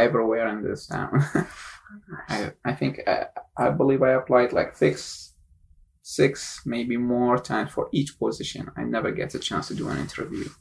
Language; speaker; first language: English; non-native, fluent; Arabic